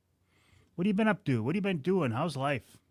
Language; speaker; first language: English; native; English